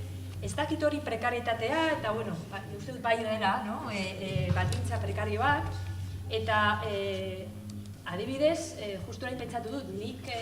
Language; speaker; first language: Basque; non-native, local second language; Spanish